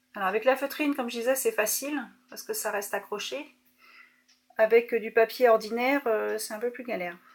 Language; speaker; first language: French; native; French